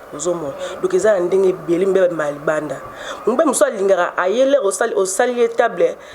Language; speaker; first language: Lingala; non-native, local second language; Swahili